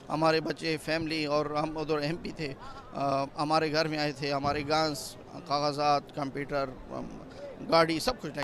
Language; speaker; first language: Hindi; non-native, fluent; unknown